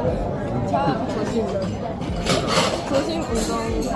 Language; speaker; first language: Korean; non-native, learner; Cantonese